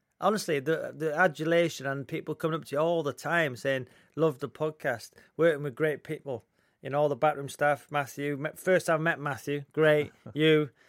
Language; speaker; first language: English; native; English